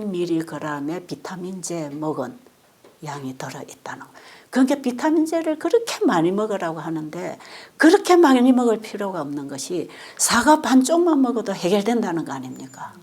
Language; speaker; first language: Korean; native; Korean